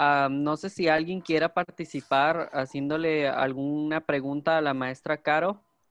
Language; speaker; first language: Spanish; native; Spanish